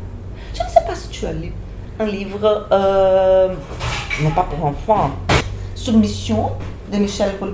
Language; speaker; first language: French; non-native, fluent; Portuguese